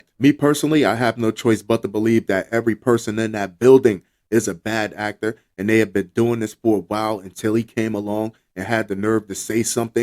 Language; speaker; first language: English; native; English